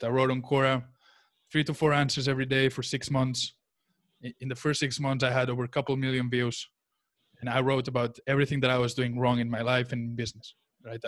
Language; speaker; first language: English; non-native, fluent; Spanish